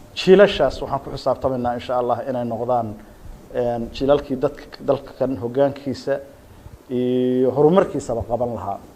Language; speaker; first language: Somali; native; Somali